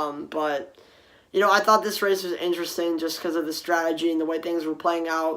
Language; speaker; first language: English; native; English